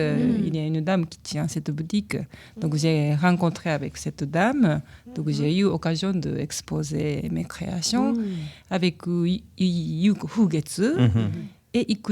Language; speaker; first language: French; non-native, learner; Japanese